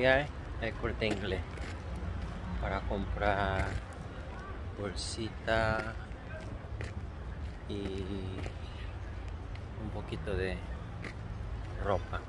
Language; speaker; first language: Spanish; non-native, learner; Korean